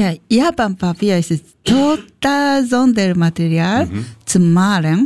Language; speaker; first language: German; non-native, learner; Japanese